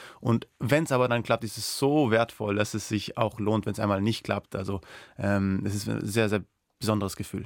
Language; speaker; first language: German; non-native, local second language; Persian